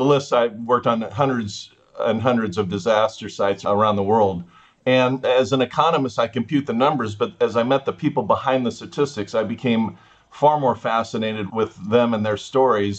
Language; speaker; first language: English; native; English